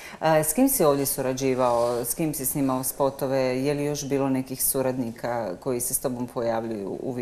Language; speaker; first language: Serbian; native; Serbian